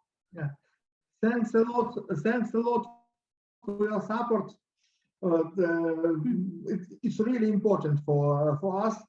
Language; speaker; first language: English; non-native, learner; Russian